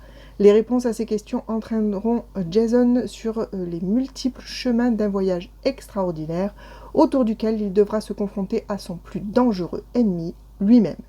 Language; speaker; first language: French; native; French